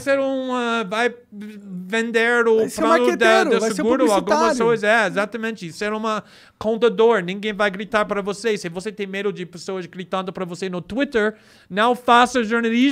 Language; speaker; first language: Portuguese; non-native, fluent; English